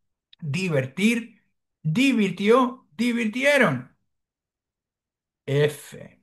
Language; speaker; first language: Spanish; non-native, fluent; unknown